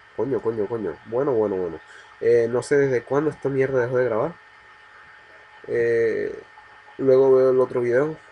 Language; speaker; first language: Spanish; native; Spanish